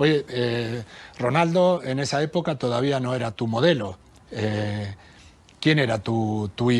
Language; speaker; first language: Spanish; native; Spanish